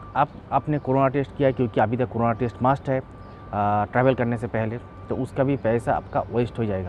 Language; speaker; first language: Hindi; non-native, local second language; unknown